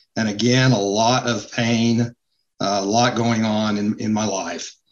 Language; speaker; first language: English; native; English